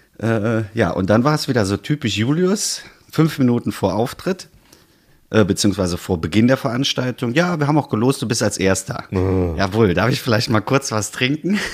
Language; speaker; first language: German; native; German